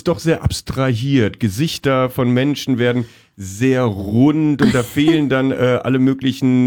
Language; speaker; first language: German; native; German